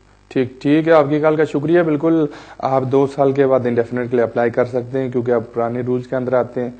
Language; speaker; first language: Urdu; native; Urdu